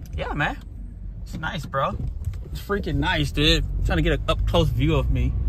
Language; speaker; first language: English; native; English